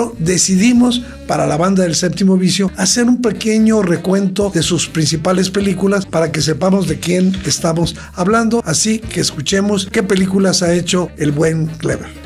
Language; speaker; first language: Spanish; native; Spanish